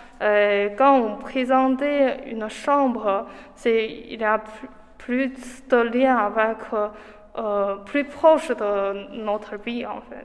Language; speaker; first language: French; non-native, learner; Chinese